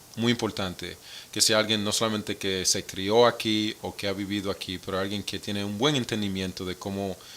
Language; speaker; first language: Spanish; early bilingual, other home language; English